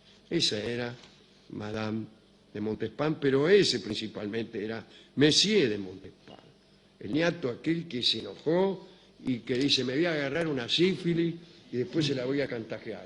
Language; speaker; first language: Spanish; native; Spanish